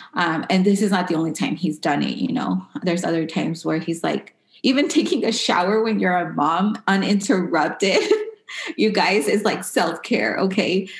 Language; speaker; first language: English; early bilingual, other home language; Spanish